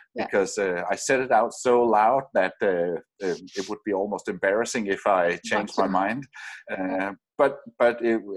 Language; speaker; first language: English; non-native, fluent; Danish